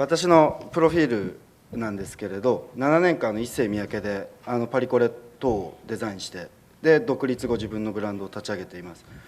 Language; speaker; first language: Japanese; native; Japanese